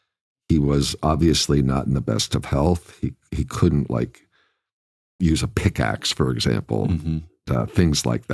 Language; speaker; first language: English; native; English